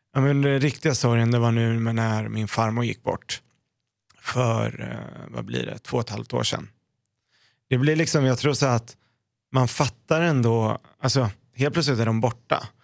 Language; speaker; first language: Swedish; early bilingual, other home language; Arabic